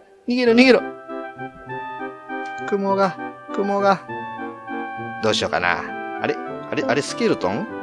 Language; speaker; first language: Japanese; native; Japanese